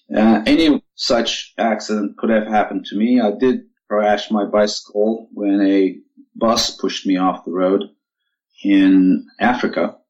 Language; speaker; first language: English; non-native, fluent; Turkish